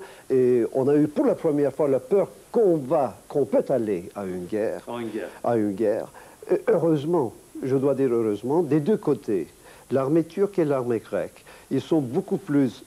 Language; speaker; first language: French; non-native, fluent; Turkish